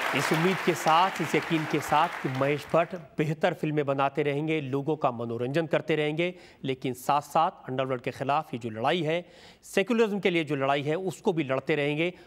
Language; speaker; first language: Hindi; native; Hindi